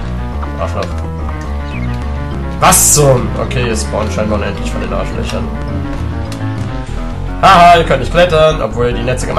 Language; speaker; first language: German; native; German